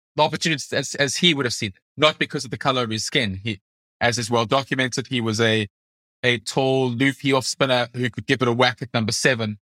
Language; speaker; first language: English; native; English